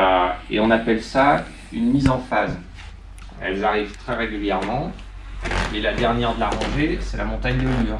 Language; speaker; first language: French; native; French